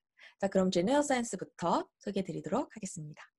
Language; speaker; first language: Korean; native; Korean